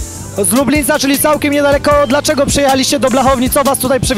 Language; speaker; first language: Polish; native; Polish